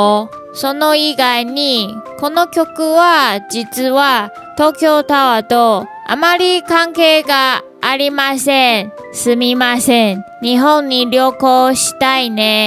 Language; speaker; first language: Japanese; non-native, learner; Chinese